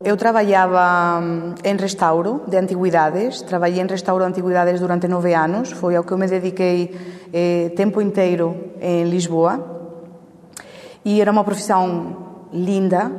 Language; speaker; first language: Portuguese; non-native, fluent; Spanish